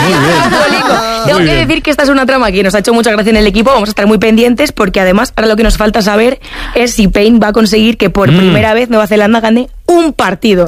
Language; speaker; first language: Spanish; native; Spanish